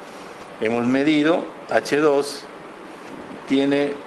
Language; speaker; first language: Spanish; native; Spanish